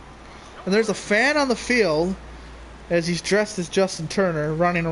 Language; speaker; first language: English; native; English